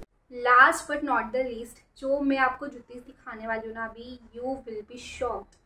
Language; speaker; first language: Hindi; native; Hindi